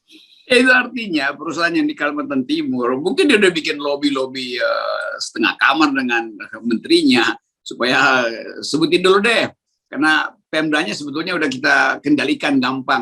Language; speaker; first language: Indonesian; native; Indonesian